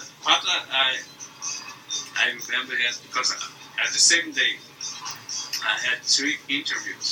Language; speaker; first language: English; non-native, fluent; Portuguese